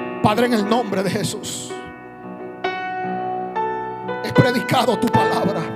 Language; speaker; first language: Spanish; native; Spanish